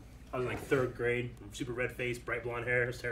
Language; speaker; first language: English; native; English